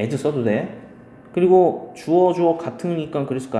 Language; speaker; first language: Korean; native; Korean